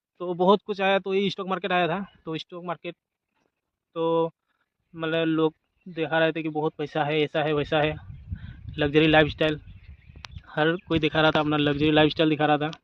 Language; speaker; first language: Hindi; non-native, local second language; Assamese